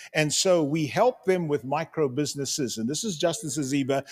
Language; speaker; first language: English; native; English